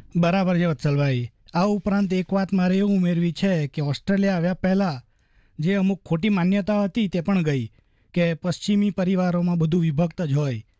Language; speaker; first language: Gujarati; native; Gujarati